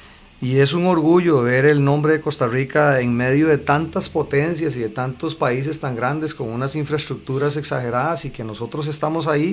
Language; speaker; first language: Spanish; native; Spanish